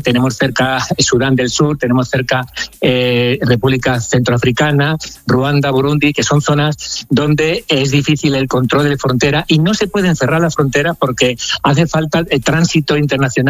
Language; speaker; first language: Spanish; native; Spanish